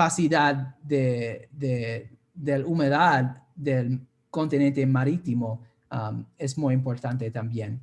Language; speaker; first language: Spanish; non-native, fluent; English